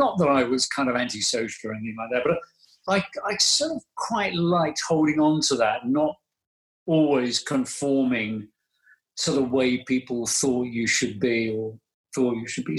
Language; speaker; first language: English; native; English